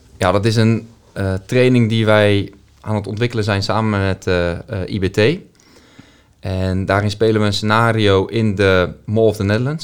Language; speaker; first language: Dutch; native; Dutch